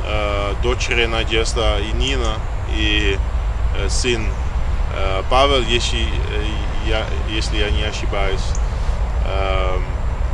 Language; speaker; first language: Russian; non-native, fluent; Dutch